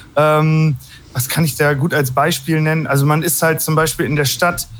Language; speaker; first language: German; native; German